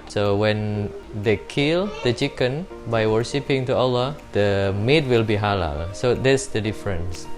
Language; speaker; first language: English; non-native, learner; Indonesian